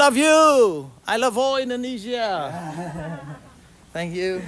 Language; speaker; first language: English; non-native, learner; Dutch